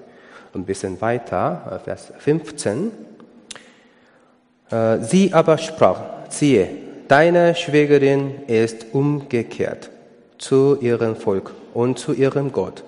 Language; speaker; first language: German; non-native, learner; Korean